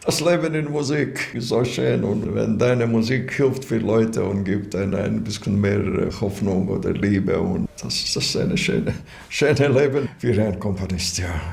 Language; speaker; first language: German; non-native, fluent; Latvian